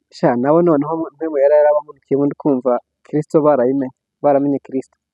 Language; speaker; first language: Kinyarwanda; early bilingual, heritage; Kinyarwanda